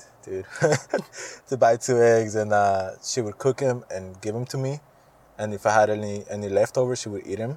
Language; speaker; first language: English; non-native, fluent; Spanish